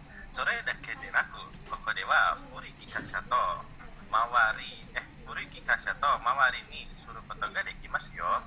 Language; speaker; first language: Japanese; non-native, learner; Indonesian